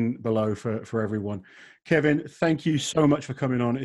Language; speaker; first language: English; native; English